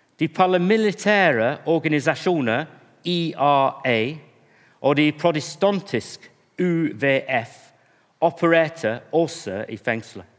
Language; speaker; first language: Norwegian; non-native, fluent; English